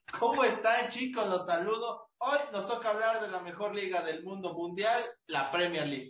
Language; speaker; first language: Spanish; native; Spanish